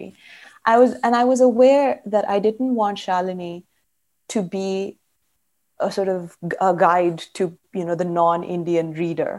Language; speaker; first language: English; non-native, local second language; Kannada